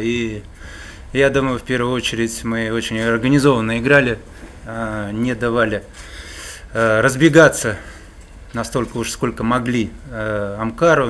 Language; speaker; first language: Russian; native; Russian